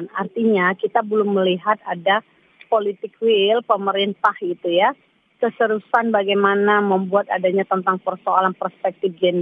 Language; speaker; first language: Indonesian; native; Indonesian